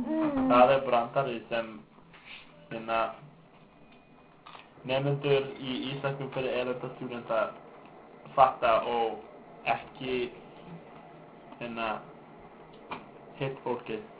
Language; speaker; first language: Icelandic; non-native, learner; English